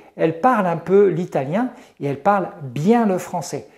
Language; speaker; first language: French; native; French